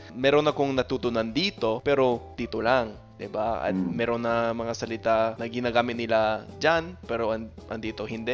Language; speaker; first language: Filipino; non-native, fluent; English